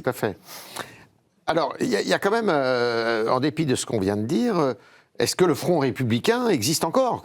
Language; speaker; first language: French; native; French